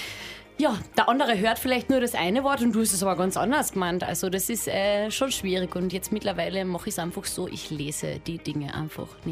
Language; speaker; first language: German; native; German